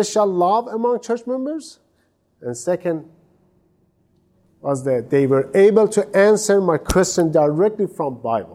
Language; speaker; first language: English; non-native, fluent; Persian